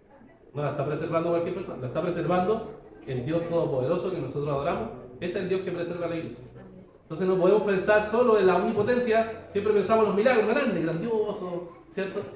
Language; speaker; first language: Spanish; native; Spanish